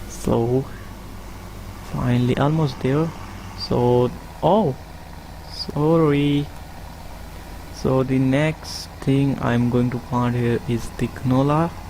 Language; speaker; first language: English; non-native, fluent; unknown